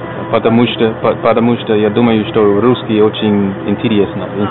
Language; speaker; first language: Russian; non-native, learner; English